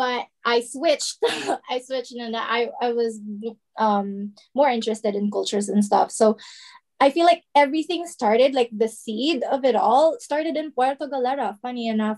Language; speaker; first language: English; non-native, local second language; Filipino